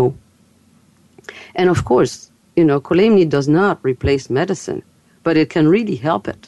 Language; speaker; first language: English; non-native, fluent; French